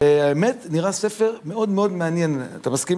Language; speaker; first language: Hebrew; native; Hebrew